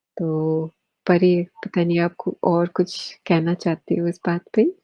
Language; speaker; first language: Hindi; early bilingual, heritage; English